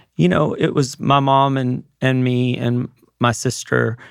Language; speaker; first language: English; native; English